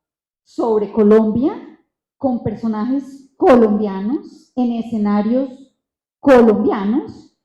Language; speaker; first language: Spanish; native; Spanish